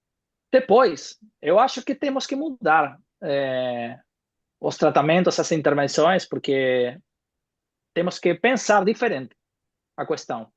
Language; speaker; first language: Portuguese; non-native, fluent; Spanish